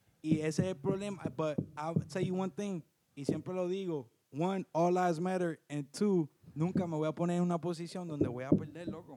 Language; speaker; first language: Spanish; early bilingual, heritage; Spanish